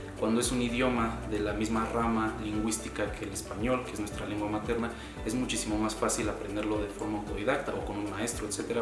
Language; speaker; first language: Spanish; native; Spanish